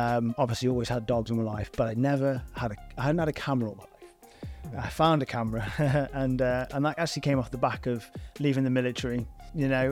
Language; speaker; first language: English; native; English